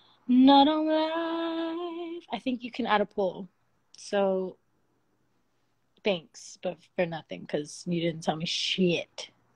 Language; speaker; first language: English; early bilingual, other home language; Spanish